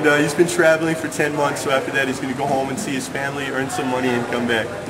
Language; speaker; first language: English; early bilingual, other home language; Italian